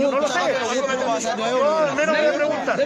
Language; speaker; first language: Spanish; native; Spanish